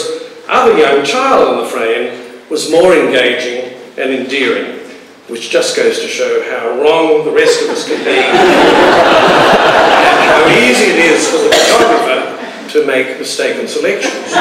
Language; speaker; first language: English; native; English